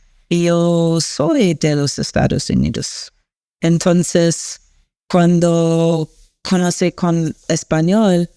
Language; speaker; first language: Spanish; non-native, learner; English